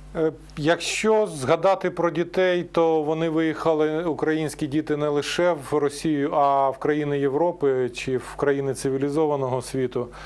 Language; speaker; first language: Ukrainian; native; Ukrainian